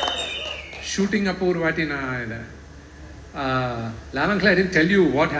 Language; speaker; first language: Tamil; non-native, local second language; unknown